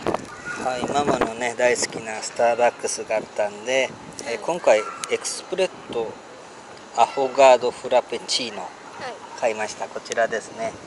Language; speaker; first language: Japanese; native; Japanese